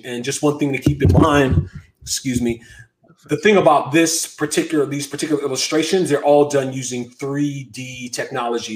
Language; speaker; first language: English; native; English